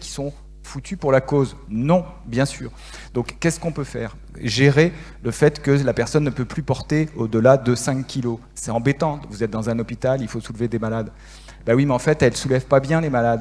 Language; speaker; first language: French; native; French